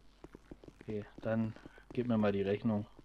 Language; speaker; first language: German; native; German